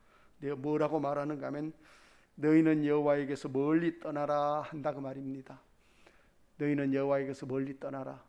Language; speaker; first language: Korean; native; Korean